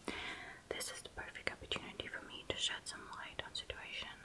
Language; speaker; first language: English; non-native, fluent; Russian